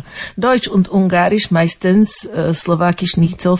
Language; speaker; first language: German; non-native, fluent; Slovak